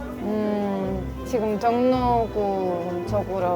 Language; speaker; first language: Korean; non-native, learner; Greek